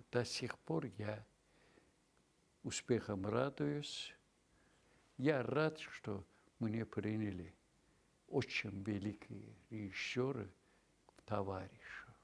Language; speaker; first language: Russian; non-native, local second language; Azerbaijani